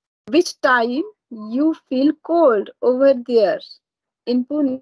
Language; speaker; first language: English; non-native, learner; Marathi